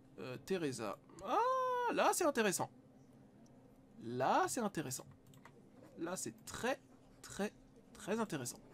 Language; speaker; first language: French; native; French